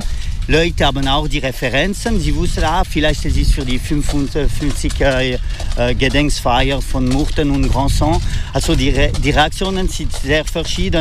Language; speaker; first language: German; non-native, fluent; French